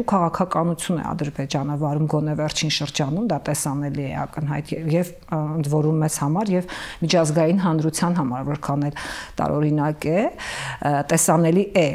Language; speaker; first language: Armenian; native; Armenian